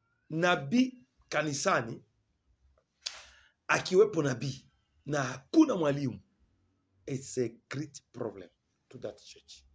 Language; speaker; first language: English; non-native, fluent; Swahili